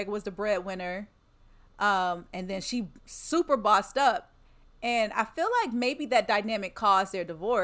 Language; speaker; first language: English; native; English